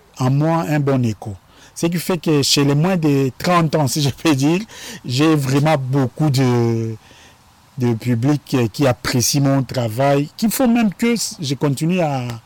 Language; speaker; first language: French; non-native, local second language; Lingala